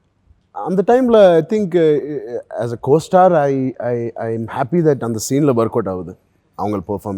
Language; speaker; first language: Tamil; non-native, fluent; Telugu